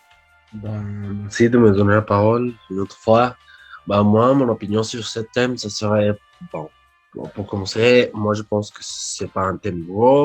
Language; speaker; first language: French; non-native, learner; Spanish